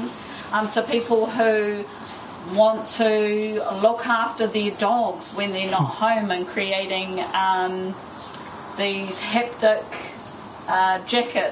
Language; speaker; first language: English; native; English